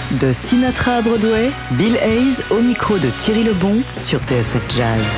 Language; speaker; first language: French; native; French